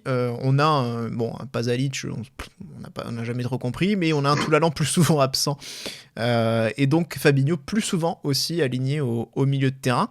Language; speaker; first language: French; native; French